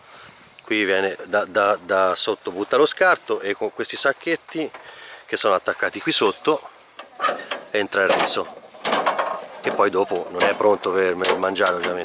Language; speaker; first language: Italian; native; Italian